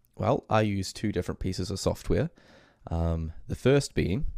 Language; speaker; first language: English; native; English